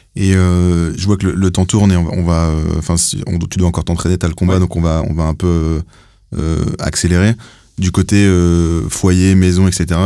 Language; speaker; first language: French; native; French